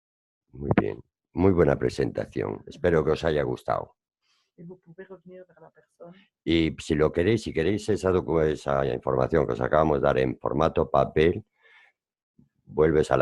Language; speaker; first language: Spanish; native; Spanish